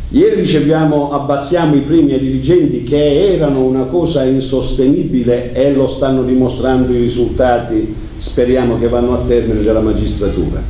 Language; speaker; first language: Italian; native; Italian